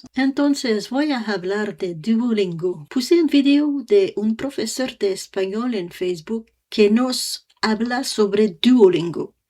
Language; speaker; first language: Spanish; non-native, learner; French